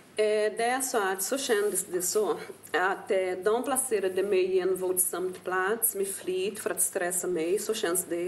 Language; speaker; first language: Swedish; non-native, fluent; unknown